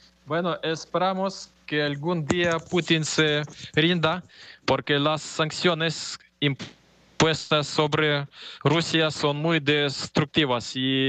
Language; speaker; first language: Spanish; non-native, fluent; Ukrainian